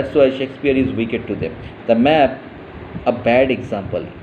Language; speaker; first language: English; non-native, local second language; Hindi